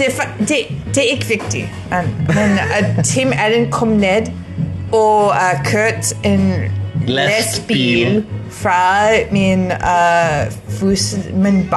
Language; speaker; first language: Danish; non-native, learner; English